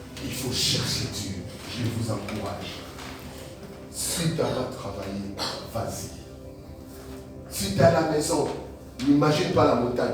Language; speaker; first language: French; non-native, local second language; Lingala